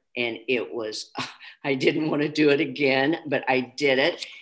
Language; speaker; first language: English; native; English